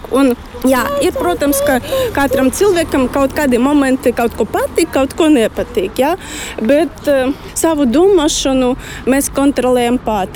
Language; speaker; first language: Latvian; non-native, learner; Russian